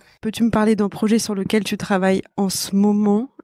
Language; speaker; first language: French; native; French